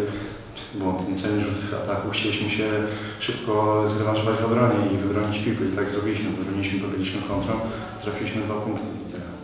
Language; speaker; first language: Polish; native; Polish